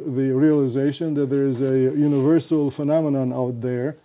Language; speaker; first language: English; non-native, fluent; Romanian